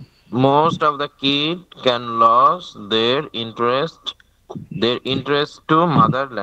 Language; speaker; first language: English; non-native, fluent; Bangla